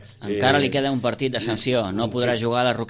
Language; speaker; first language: Catalan; native; Catalan